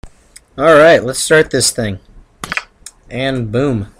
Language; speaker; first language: English; native; English